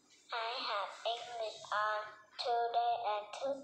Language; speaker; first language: English; non-native, learner; Vietnamese